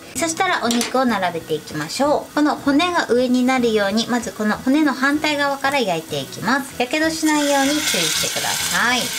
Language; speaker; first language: Japanese; native; Japanese